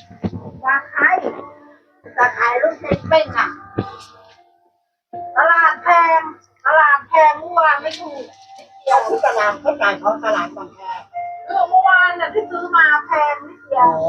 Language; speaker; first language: Thai; native; Thai